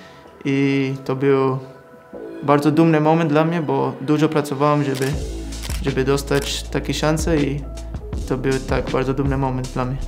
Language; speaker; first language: Polish; non-native, learner; English